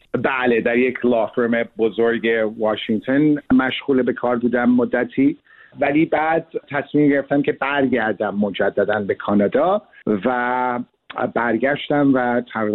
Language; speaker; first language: Persian; early bilingual, heritage; Persian